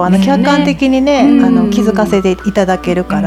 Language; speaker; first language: Japanese; native; Japanese